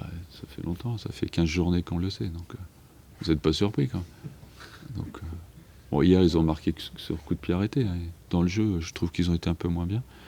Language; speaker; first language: French; native; French